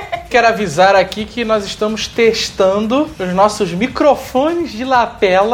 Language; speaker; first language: Portuguese; native; Portuguese